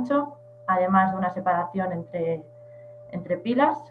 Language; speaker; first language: Spanish; native; Spanish